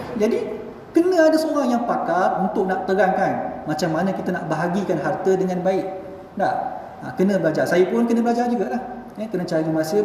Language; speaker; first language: Malay; native; Malay